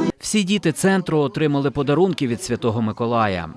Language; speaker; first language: Ukrainian; native; Ukrainian